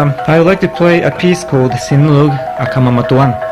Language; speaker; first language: English; non-native, fluent; Japanese